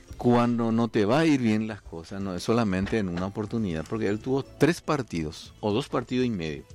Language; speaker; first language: Spanish; native; Spanish